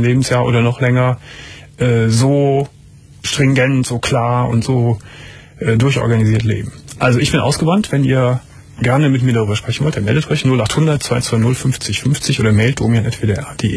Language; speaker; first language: German; native; German